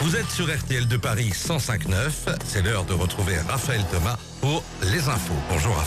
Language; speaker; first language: French; native; French